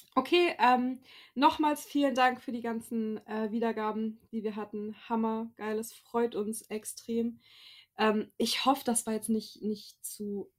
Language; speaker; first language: German; native; German